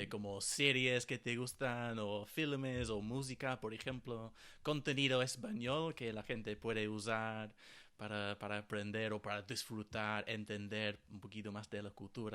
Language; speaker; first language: Spanish; non-native, fluent; English